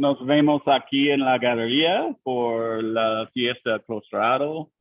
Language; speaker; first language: Spanish; non-native, learner; English